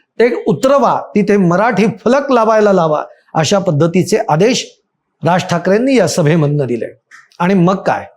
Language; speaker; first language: Marathi; native; Marathi